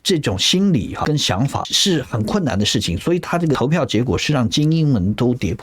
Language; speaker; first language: Chinese; native; Chinese